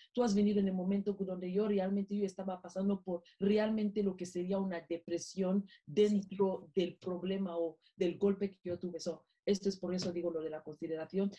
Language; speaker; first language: Spanish; non-native, local second language; Fang